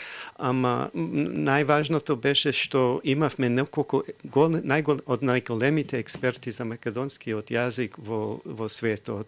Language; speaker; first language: Macedonian; non-native, fluent; English